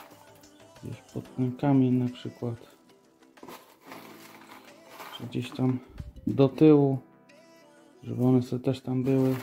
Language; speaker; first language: Polish; native; Polish